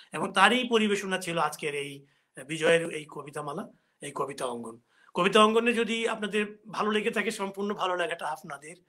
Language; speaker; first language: Bangla; native; Bangla